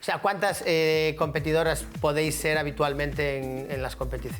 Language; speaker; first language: Spanish; native; Spanish